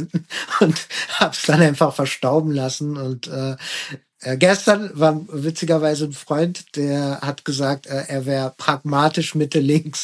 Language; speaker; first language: German; early bilingual, other home language; Persian